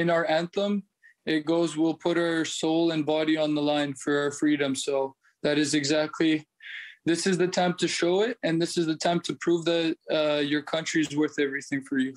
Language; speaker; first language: English; early bilingual, other home language; Ukrainian